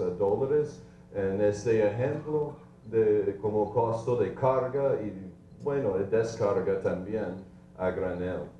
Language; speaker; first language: Spanish; non-native, fluent; English